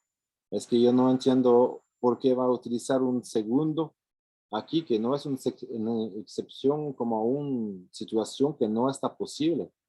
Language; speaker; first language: Spanish; non-native, fluent; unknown